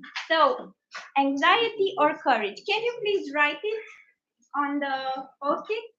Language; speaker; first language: English; non-native, learner; Spanish